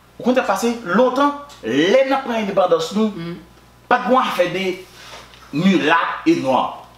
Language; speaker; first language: French; non-native, local second language; Haitian Creole